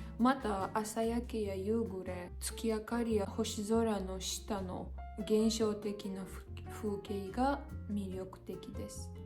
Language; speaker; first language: Japanese; non-native, learner; Georgian